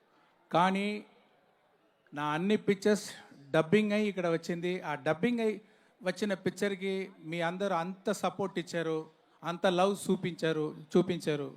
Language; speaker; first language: Telugu; non-native, learner; Tamil